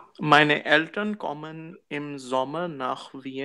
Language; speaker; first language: German; non-native, learner; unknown